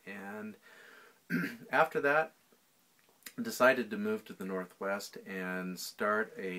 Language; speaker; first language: English; native; English